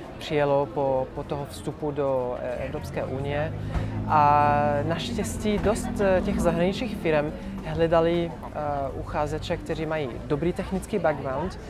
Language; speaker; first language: Czech; non-native, fluent; Arabic